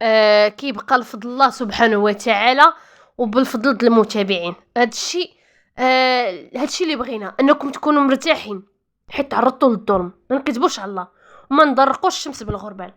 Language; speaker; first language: Arabic; native; Arabic